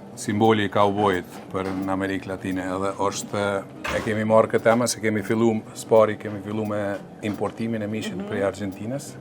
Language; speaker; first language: Albanian; early bilingual, other home language; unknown